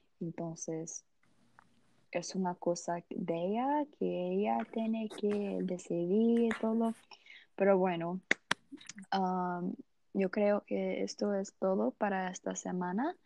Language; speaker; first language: Spanish; non-native, learner; Portuguese